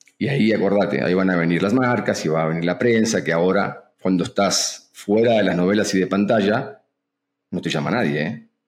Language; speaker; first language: Spanish; native; Spanish